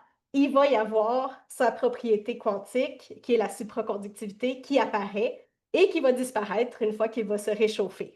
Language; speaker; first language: French; native; French